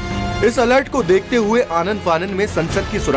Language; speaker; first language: Hindi; native; Hindi